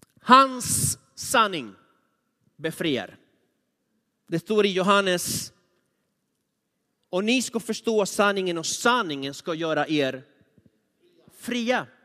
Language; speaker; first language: Swedish; non-native, fluent; Spanish